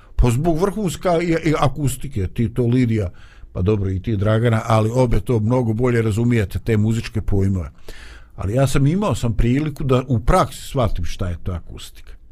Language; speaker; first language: Bosnian; native; Bosnian